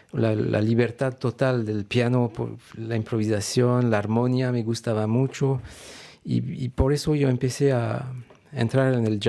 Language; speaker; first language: Spanish; non-native, fluent; French